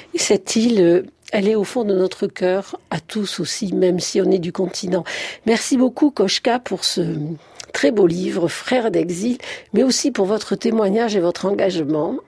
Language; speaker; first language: French; native; French